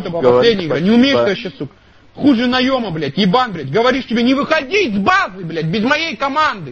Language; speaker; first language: Russian; native; Russian